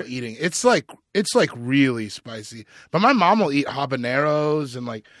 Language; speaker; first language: English; native; English